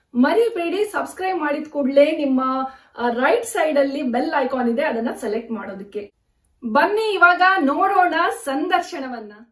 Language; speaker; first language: Kannada; native; Kannada